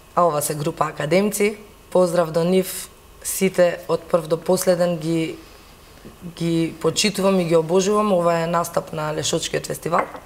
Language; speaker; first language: Macedonian; native; Macedonian